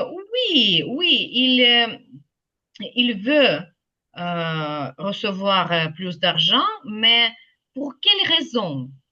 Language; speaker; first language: French; non-native, fluent; Ukrainian